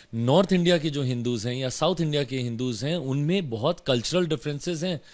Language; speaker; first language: Hindi; native; Hindi